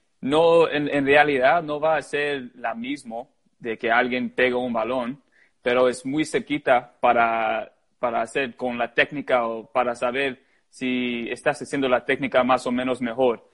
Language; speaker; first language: Spanish; early bilingual, heritage; Spanish